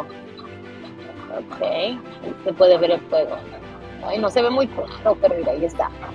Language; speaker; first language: Spanish; early bilingual, heritage; Spanish